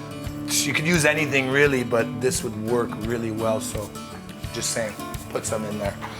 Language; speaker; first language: English; native; English